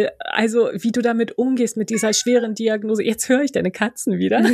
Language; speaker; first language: German; native; German